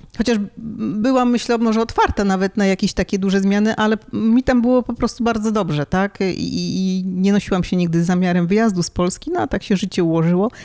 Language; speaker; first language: Polish; native; Polish